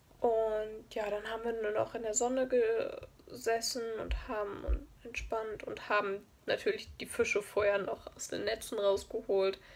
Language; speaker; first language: German; native; German